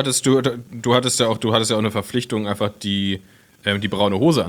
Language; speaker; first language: German; native; German